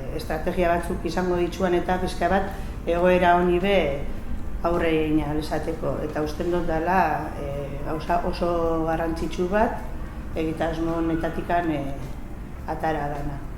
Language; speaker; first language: Basque; native; Basque